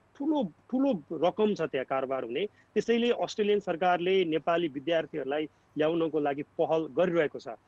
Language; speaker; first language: Nepali; native; Nepali